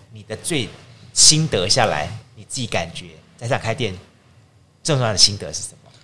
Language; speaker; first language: Chinese; native; Chinese